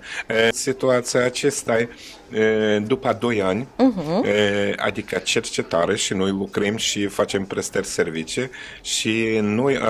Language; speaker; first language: Romanian; non-native, learner; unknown